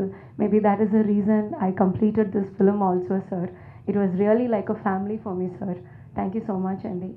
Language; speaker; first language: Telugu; non-native, learner; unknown